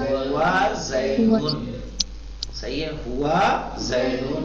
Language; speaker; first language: Urdu; native; Urdu